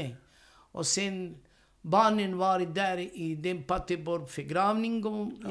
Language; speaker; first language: Swedish; non-native, learner; Romany